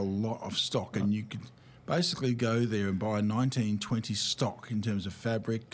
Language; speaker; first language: English; native; English